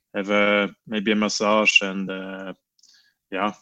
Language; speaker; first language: English; non-native, learner; Romansh